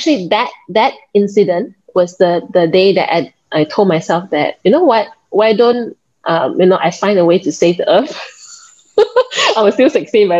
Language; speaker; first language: English; non-native, local second language; Min Nan Chinese